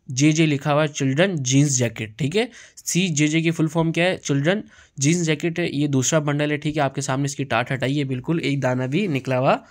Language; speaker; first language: Urdu; native; Urdu